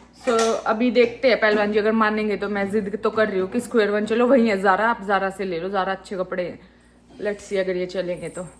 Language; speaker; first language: Hindi; native; Hindi